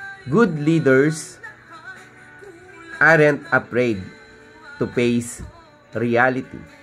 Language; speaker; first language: English; non-native, local second language; Filipino